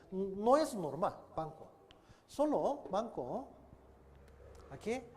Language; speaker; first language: Spanish; non-native, learner; Korean